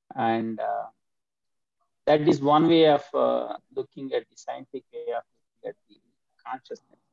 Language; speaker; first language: English; non-native, local second language; Telugu